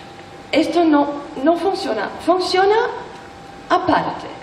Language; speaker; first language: Spanish; non-native, learner; German